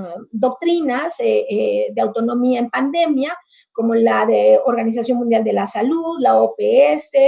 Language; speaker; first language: Spanish; native; Spanish